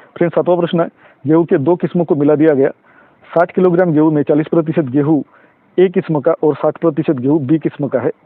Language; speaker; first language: Hindi; non-native, local second language; Marathi